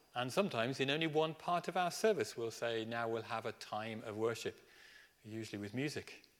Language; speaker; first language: English; native; English